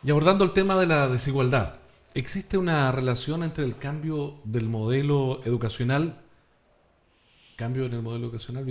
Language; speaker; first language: Spanish; native; Spanish